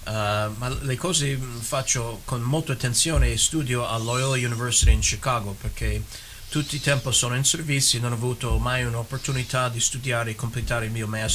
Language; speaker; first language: Italian; early bilingual, heritage; English